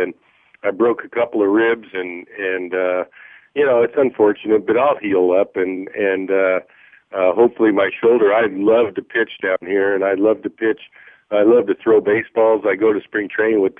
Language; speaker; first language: English; native; English